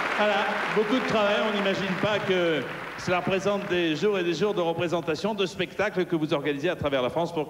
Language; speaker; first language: French; native; French